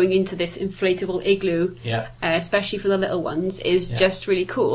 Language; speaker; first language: English; native; English